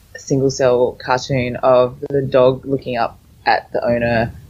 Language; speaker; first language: English; early bilingual, other home language; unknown